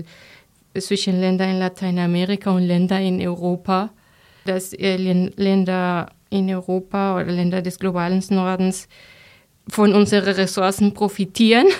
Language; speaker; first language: German; non-native, fluent; Spanish